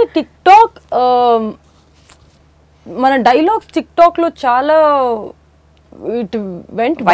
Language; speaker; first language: Telugu; non-native, fluent; Kannada